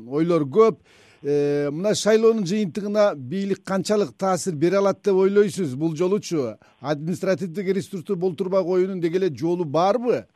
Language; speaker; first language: Kyrgyz; native; Kyrgyz